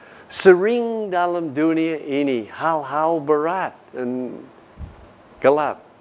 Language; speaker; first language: Indonesian; non-native, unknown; English